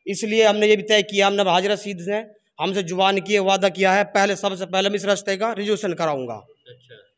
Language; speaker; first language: Hindi; native; Hindi